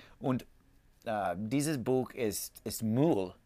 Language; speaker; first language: German; non-native, learner; English